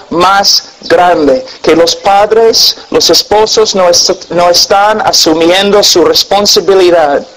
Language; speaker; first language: Spanish; non-native, fluent; English